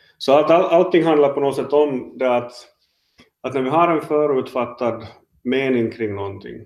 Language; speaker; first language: Swedish; native; Swedish